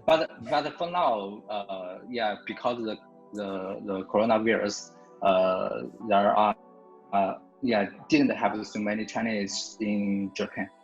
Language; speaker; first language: English; non-native, learner; Chinese